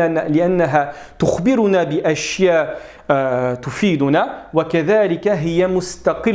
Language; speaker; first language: Arabic; non-native, fluent; French